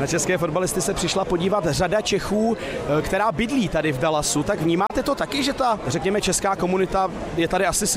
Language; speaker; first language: Czech; native; Czech